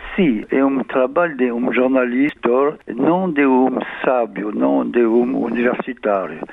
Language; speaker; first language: Portuguese; non-native, fluent; French